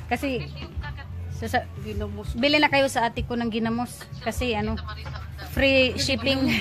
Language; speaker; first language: Filipino; non-native, local second language; Cebuano